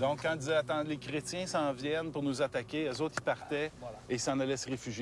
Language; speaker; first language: French; native; French